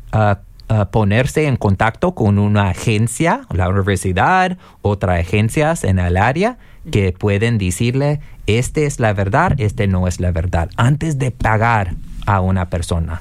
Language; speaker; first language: Spanish; non-native, learner; English